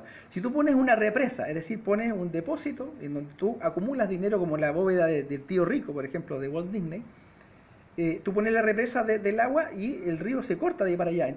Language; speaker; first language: Spanish; native; Spanish